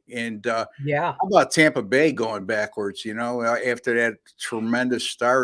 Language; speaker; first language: English; native; English